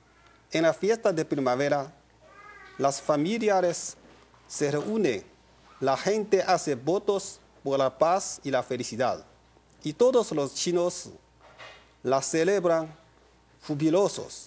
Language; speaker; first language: Spanish; non-native, learner; Chinese